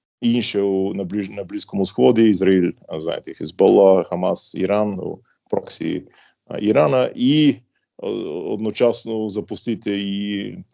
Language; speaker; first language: Ukrainian; non-native, fluent; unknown